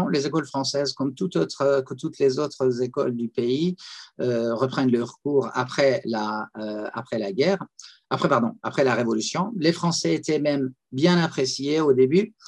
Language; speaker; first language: French; non-native, fluent; Persian